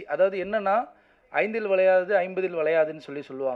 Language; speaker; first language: Tamil; native; Tamil